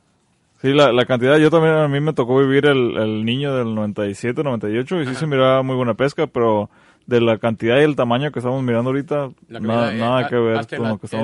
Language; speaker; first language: Spanish; native; Spanish